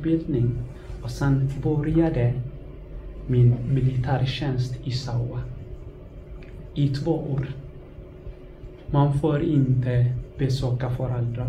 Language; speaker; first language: Swedish; non-native, fluent; Tigrinya